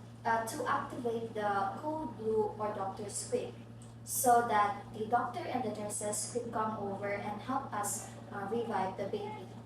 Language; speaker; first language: English; non-native, local second language; Filipino